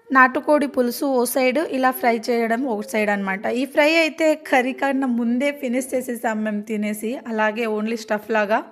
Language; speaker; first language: Telugu; native; Telugu